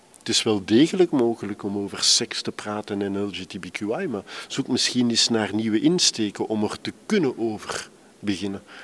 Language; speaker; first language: Dutch; native; Dutch